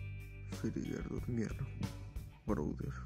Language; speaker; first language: Icelandic; non-native, learner; Spanish